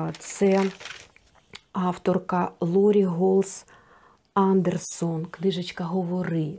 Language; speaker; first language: Ukrainian; non-native, local second language; Russian